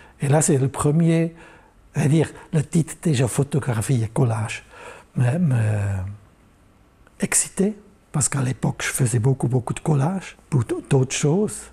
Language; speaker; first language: French; non-native, local second language; German